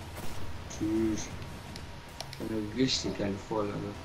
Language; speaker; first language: German; native; German